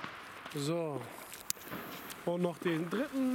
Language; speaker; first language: German; native; German